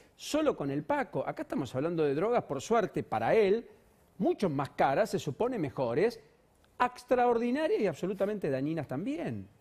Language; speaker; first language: Spanish; native; Spanish